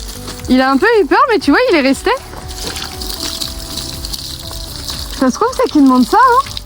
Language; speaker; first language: French; native; French